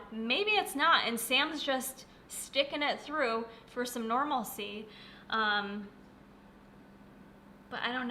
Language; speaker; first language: English; native; English